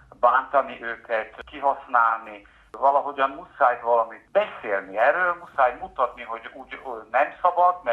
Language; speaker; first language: Hungarian; non-native, fluent; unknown